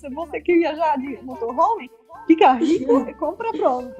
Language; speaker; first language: Portuguese; non-native, fluent; Polish